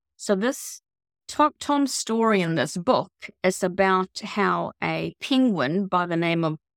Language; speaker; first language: English; non-native, fluent; Swedish